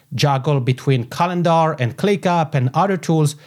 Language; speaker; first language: English; non-native, fluent; Italian